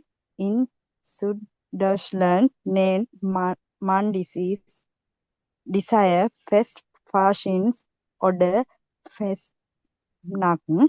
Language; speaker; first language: German; non-native, learner; Sinhala